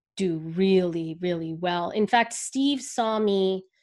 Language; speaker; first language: English; early bilingual, other home language; Hindi